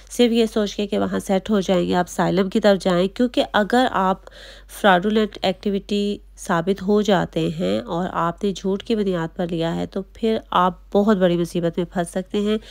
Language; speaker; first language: Urdu; native; Urdu